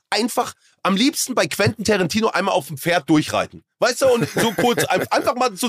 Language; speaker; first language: German; native; German